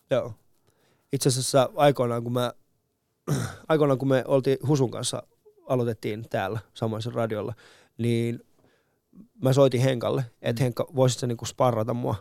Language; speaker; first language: Finnish; early bilingual, other home language; Persian